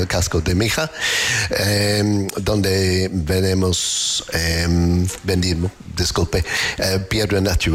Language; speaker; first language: Spanish; non-native, learner; English